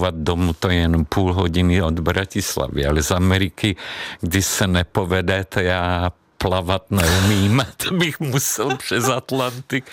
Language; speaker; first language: Czech; non-native, fluent; Hungarian